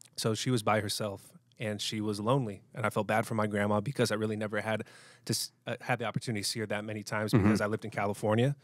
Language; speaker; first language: English; native; English